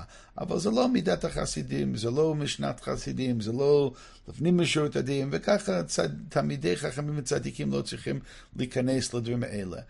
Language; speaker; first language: Hebrew; non-native, fluent; English